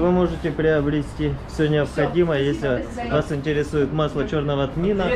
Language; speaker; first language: Russian; native; Russian